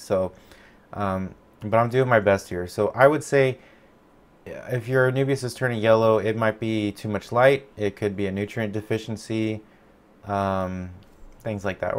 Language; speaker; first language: English; native; English